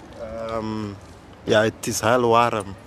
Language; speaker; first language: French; non-native, local second language; Dutch